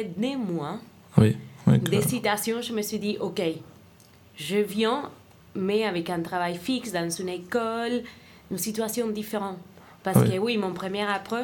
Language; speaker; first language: French; non-native, fluent; Spanish